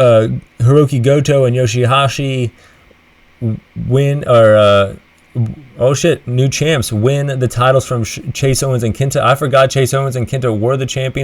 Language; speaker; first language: English; native; English